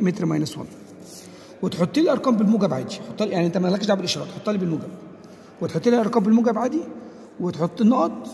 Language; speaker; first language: Arabic; native; Arabic